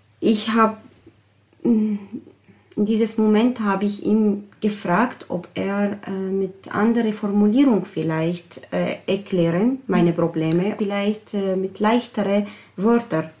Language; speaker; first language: German; non-native, learner; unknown